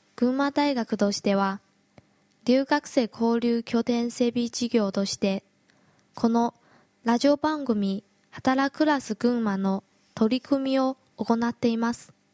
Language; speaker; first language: Japanese; non-native, fluent; Chinese